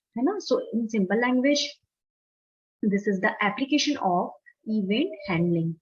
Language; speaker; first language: English; non-native, local second language; Hindi